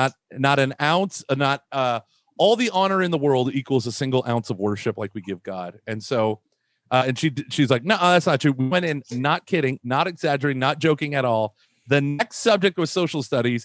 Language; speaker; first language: English; native; English